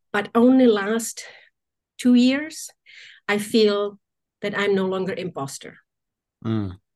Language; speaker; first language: English; non-native, fluent; Czech